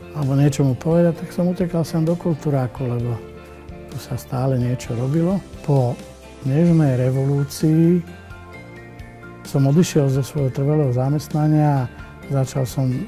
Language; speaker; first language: Slovak; non-native, local second language; Croatian